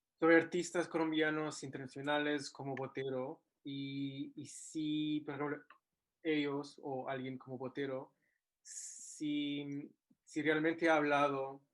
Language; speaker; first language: Spanish; non-native, fluent; English